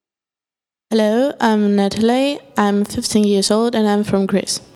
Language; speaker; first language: English; non-native, learner; Greek